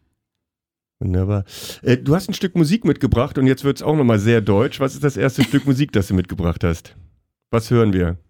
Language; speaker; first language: German; native; German